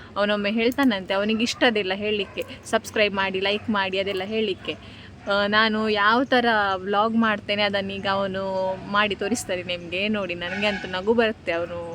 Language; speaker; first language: Kannada; non-native, local second language; Tulu